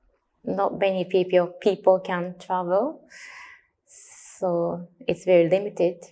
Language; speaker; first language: English; non-native, learner; Japanese